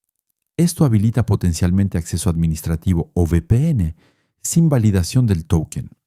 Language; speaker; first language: Spanish; non-native, fluent; French